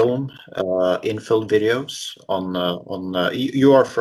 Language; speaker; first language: English; non-native, fluent; Norwegian